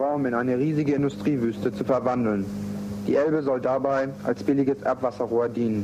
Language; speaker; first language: German; native; German